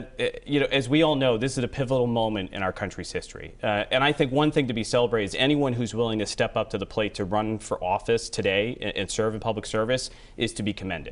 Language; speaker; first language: English; native; English